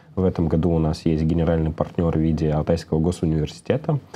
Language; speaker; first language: Russian; native; Russian